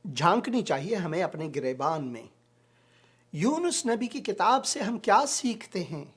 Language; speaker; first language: Urdu; non-native, local second language; Hazaragi